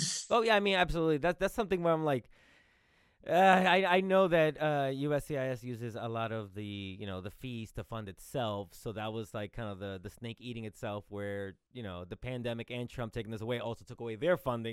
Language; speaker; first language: English; early bilingual, other home language; Spanish